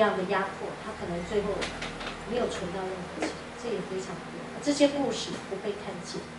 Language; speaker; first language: Chinese; native; Chinese